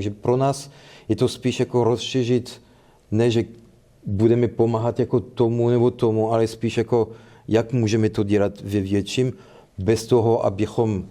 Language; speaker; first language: Czech; non-native, fluent; French